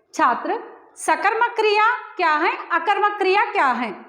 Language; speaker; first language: Hindi; non-native, local second language; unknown